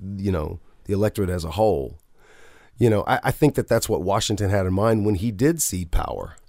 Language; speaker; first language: English; native; English